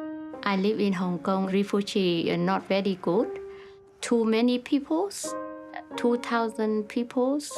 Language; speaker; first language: English; non-native, learner; Vietnamese